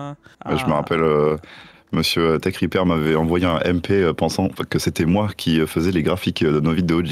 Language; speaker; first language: French; native; French